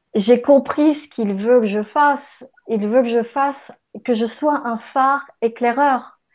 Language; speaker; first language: French; native; French